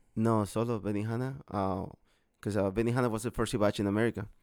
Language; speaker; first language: English; non-native, learner; Spanish